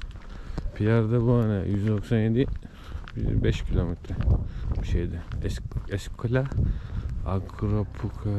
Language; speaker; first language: Turkish; native; Turkish